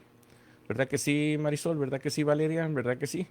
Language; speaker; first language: Spanish; native; Spanish